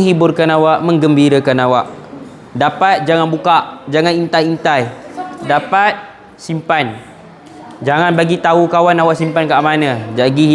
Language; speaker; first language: Malay; native; Malay